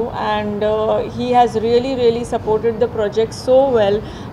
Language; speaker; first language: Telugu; non-native, learner; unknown